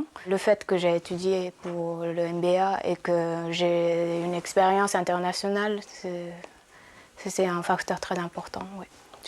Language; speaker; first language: French; non-native, fluent; Japanese